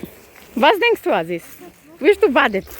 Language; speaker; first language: German; non-native, learner; Macedonian